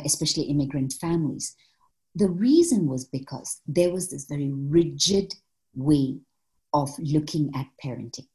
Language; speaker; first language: English; non-native, local second language; Malayalam